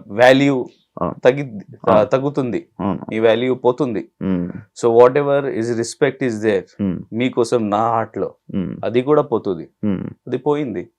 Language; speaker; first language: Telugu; non-native, learner; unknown